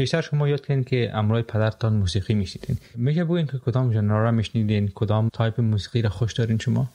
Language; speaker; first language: Persian; native; Persian